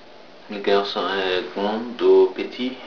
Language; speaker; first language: French; non-native, learner; English